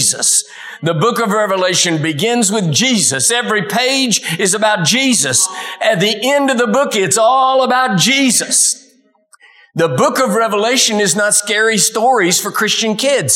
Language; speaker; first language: English; native; English